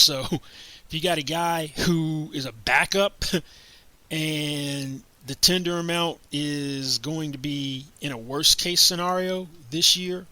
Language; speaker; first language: English; native; English